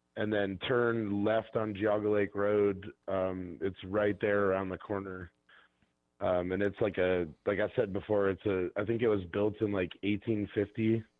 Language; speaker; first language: English; native; English